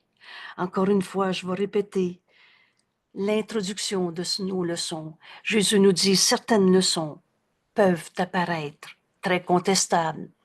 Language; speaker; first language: French; native; French